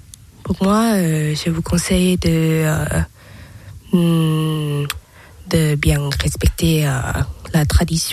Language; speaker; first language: French; non-native, learner; Thai